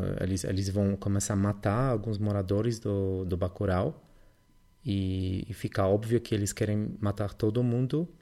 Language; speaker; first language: Portuguese; non-native, fluent; Polish